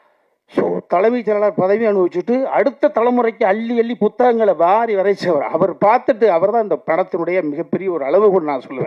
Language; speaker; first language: Tamil; native; Tamil